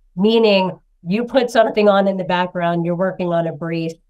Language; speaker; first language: English; native; English